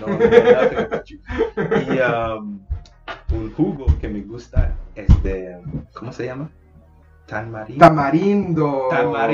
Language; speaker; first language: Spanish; non-native, learner; English